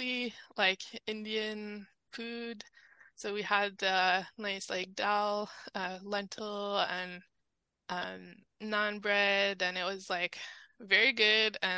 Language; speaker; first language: English; non-native, fluent; French